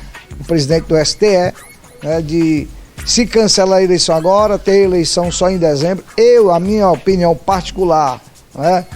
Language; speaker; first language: Portuguese; native; Portuguese